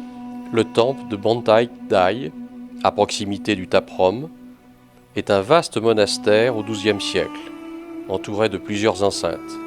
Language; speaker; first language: French; native; French